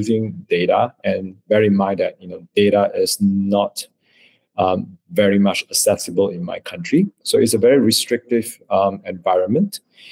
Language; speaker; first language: English; non-native, local second language; Chinese